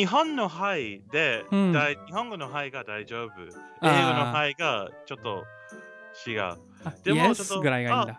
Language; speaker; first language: Japanese; non-native, learner; English